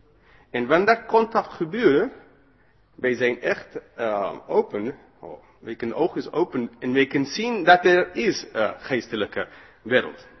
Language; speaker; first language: Dutch; non-native, fluent; English